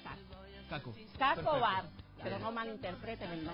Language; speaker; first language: Spanish; native; Spanish